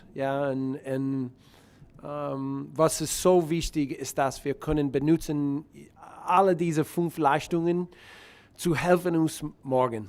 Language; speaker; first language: German; non-native, learner; English